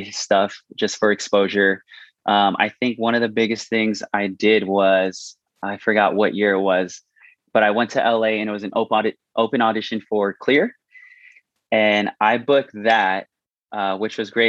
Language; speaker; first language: English; native; English